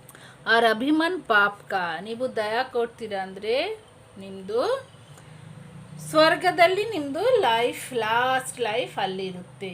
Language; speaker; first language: Kannada; non-native, local second language; Hindi